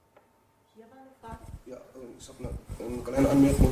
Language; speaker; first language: German; non-native, learner; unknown